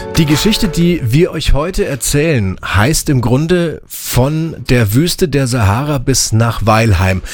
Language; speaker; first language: German; native; German